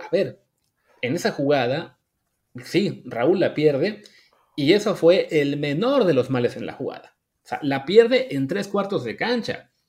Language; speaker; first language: Spanish; native; Spanish